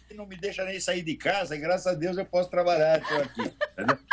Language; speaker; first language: Portuguese; native; Portuguese